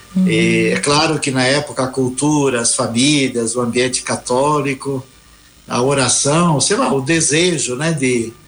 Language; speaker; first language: Portuguese; native; Portuguese